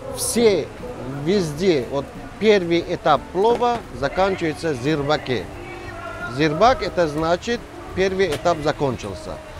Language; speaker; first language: Russian; non-native, local second language; Tajik